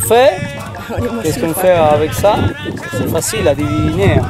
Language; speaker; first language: French; non-native, fluent; Spanish